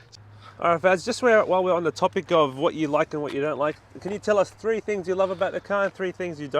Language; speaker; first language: English; native; English